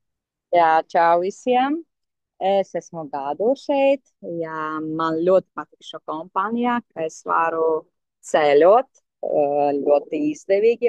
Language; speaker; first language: Latvian; non-native, local second language; Russian